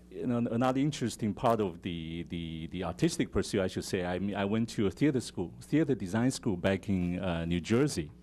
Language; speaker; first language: English; non-native, fluent; Chinese